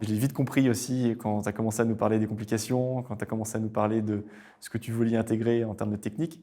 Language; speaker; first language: French; native; French